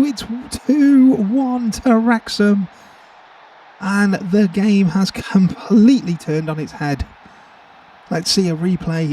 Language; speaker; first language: English; native; English